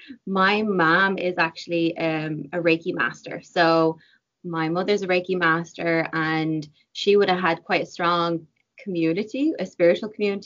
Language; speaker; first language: English; native; English